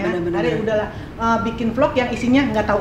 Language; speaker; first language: Indonesian; native; Indonesian